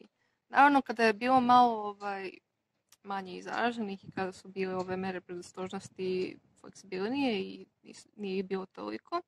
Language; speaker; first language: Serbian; non-native, local second language; Slovak